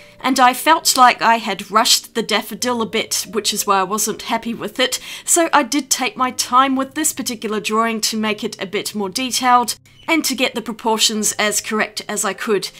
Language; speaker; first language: English; native; English